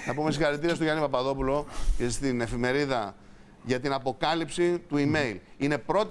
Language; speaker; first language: Greek; native; Greek